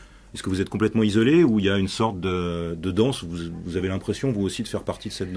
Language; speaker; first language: French; native; French